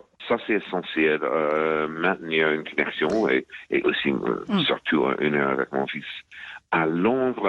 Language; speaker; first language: French; non-native, fluent; English